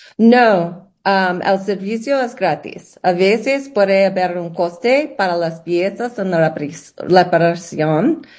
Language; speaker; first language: Spanish; non-native, learner; English